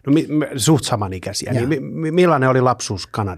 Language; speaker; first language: Finnish; native; Finnish